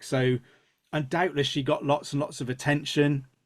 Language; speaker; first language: English; native; English